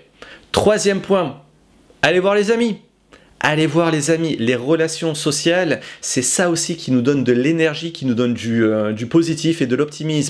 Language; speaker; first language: French; native; French